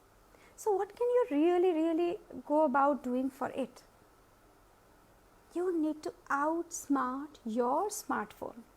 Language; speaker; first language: English; non-native, local second language; Hindi